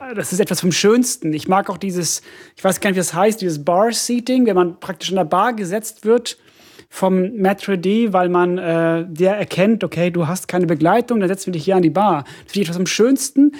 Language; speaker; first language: German; non-native, fluent; Finnish